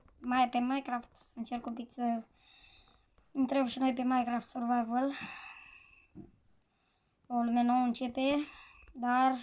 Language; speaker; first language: Romanian; native; Romanian